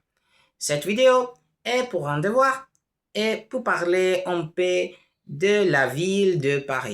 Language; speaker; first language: French; non-native, learner; Spanish